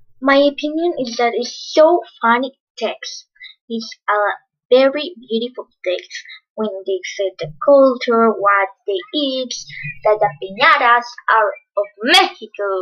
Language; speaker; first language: English; non-native, learner; Spanish